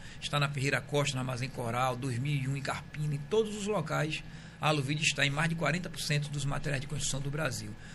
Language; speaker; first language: Portuguese; native; Portuguese